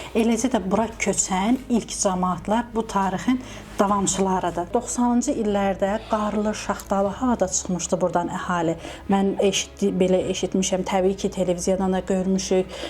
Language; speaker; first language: Azerbaijani; native; Azerbaijani